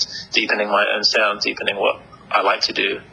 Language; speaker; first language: English; native; English